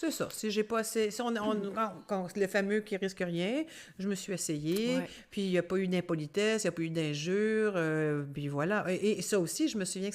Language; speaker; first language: French; native; French